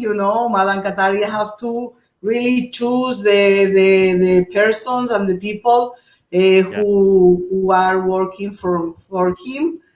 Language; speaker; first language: English; non-native, fluent; Portuguese